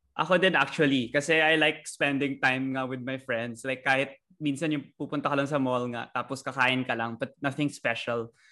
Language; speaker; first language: Filipino; native; Filipino